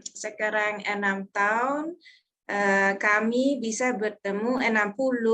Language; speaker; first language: Indonesian; non-native, learner; Dutch